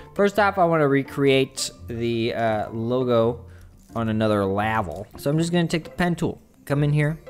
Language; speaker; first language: English; native; English